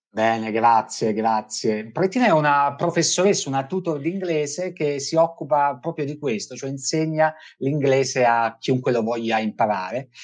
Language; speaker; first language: Italian; native; Italian